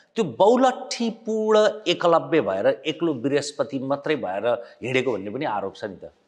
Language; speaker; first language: Nepali; native; Nepali